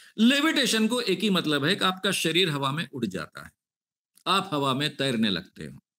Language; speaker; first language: Hindi; non-native, local second language; Marathi